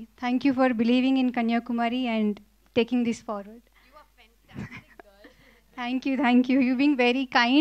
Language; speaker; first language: Telugu; non-native, fluent; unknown